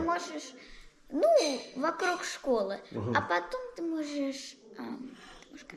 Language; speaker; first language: Russian; early bilingual, heritage; Russian